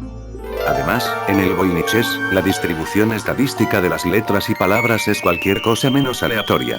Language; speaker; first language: Spanish; native; Spanish